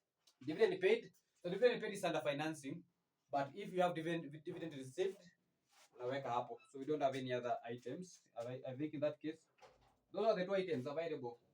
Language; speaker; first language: English; non-native, local second language; Swahili